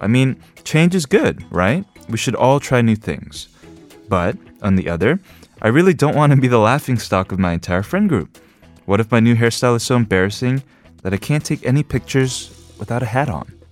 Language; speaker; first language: English; native; English